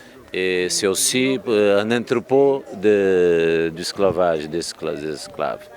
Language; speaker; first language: French; non-native, fluent; Kabuverdianu